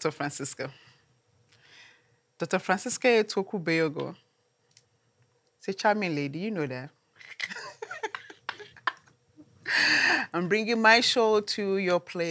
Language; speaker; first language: English; non-native, local second language; Igbo